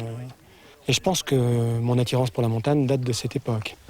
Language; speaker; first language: French; native; French